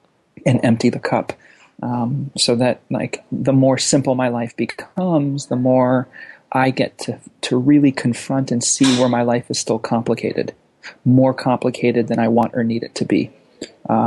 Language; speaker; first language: English; native; English